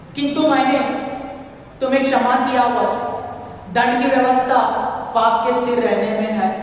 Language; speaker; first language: Hindi; non-native, local second language; Kannada